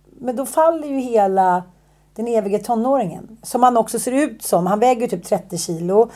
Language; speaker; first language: Swedish; native; Swedish